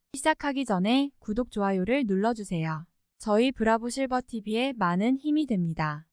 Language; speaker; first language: Korean; native; Korean